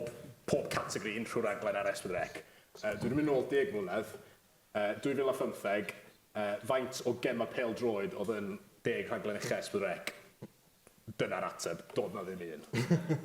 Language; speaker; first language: Welsh; native; Welsh